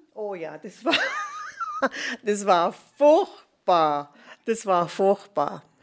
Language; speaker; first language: German; non-native, fluent; English